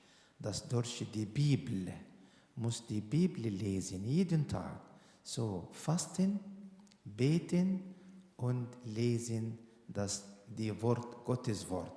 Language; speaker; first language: German; non-native, learner; Arabic